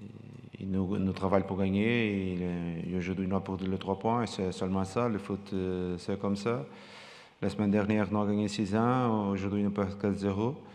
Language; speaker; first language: French; non-native, fluent; Portuguese